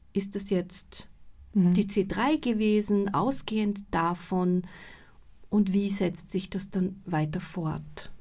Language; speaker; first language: German; native; German